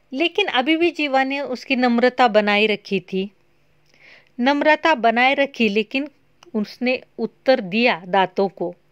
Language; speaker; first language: Hindi; non-native, local second language; Marathi